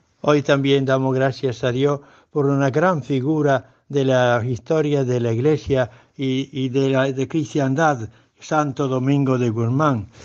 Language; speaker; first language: Spanish; native; Spanish